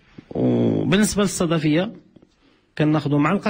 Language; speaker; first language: Arabic; native; Arabic